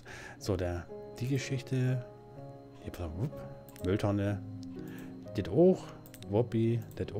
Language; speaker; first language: German; native; German